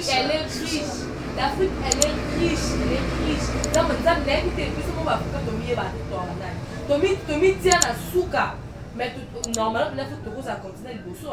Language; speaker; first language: French; non-native, local second language; Lingala